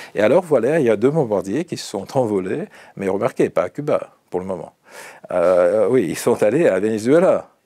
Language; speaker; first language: French; non-native, fluent; Russian